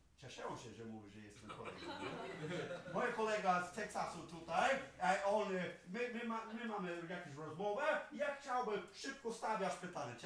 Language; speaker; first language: Polish; non-native, learner; English